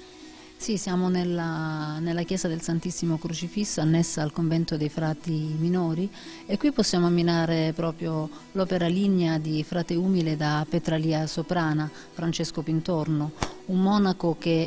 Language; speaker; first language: Italian; native; Italian